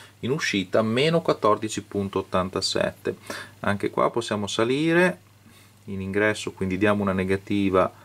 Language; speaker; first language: Italian; native; Italian